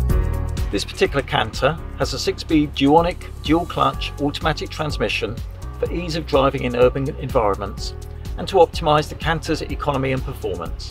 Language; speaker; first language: English; native; English